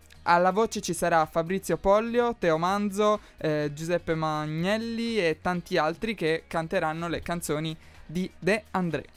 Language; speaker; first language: Italian; native; Italian